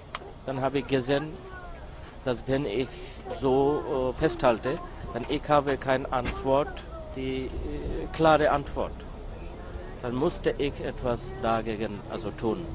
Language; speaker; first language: German; non-native, learner; Bangla